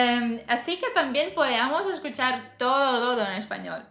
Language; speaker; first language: Spanish; non-native, fluent; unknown